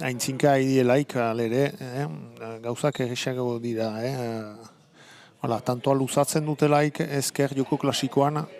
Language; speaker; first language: Basque; native; Basque